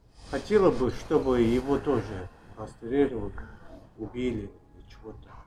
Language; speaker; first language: Russian; non-native, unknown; Turkish